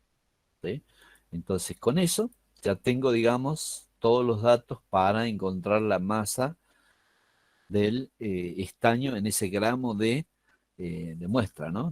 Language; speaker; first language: Spanish; native; Spanish